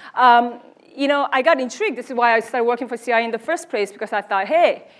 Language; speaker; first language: English; early bilingual, other home language; Korean